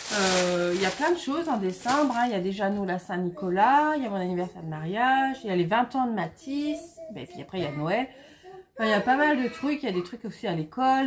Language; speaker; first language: French; native; French